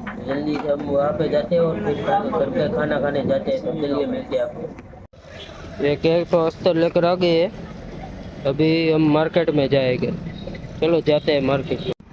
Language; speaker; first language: Hindi; non-native, local second language; Gujarati